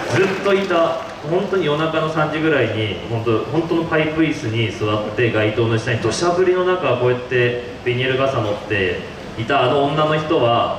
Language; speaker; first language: Japanese; native; Japanese